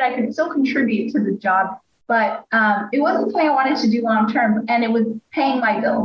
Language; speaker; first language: English; native; English